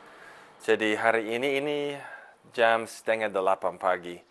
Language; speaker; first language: Indonesian; non-native, fluent; English